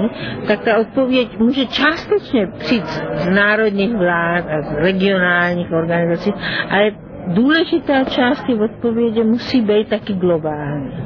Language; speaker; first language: Czech; non-native, fluent; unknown